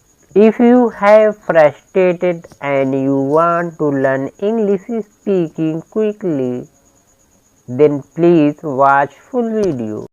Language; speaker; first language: English; non-native, learner; Hindi